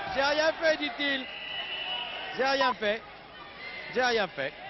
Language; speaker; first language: French; native; French